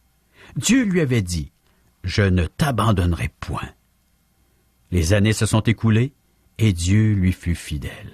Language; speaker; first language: French; native; French